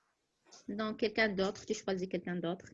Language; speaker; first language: French; non-native, local second language; Arabic